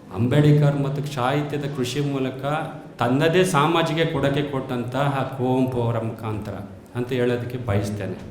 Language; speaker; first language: Kannada; native; Kannada